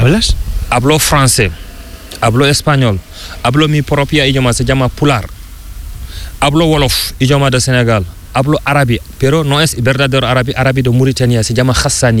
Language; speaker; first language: Spanish; non-native, learner; Fula